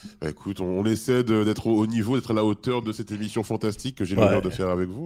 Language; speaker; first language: French; native; French